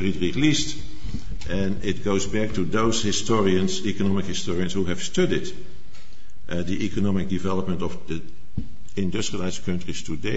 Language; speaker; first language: English; non-native, fluent; Dutch